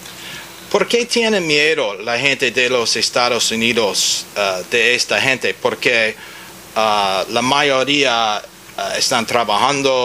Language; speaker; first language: Spanish; non-native, learner; English